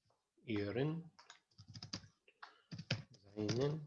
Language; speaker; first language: German; non-native, fluent; English